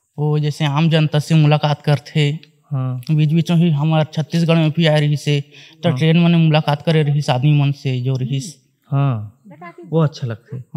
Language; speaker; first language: Hindi; native; Hindi